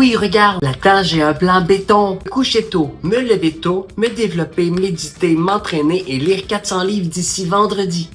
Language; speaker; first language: French; native; French